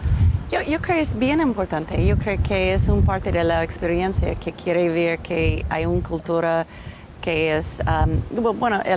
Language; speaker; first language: Spanish; non-native, learner; English